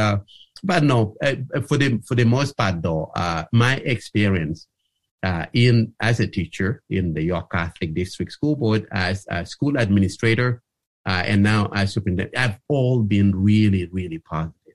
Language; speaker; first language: English; non-native, local second language; Acoli